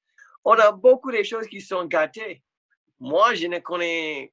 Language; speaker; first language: French; non-native, fluent; English